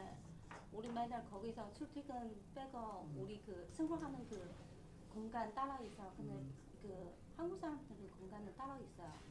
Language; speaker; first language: Korean; non-native, learner; Chinese